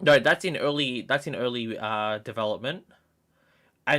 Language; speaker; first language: English; native; English